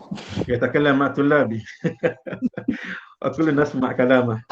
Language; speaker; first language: Arabic; non-native, fluent; Malay